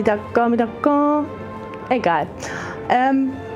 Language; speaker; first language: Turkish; early bilingual, heritage; German